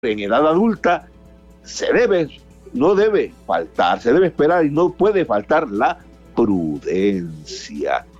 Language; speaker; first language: Spanish; native; Spanish